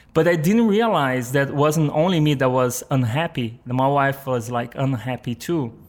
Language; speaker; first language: English; non-native, fluent; Portuguese